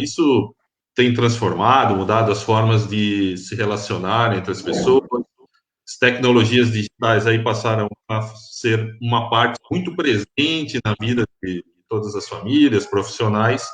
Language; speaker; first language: Portuguese; native; Portuguese